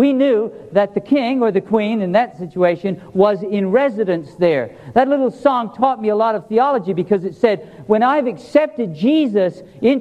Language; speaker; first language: English; native; English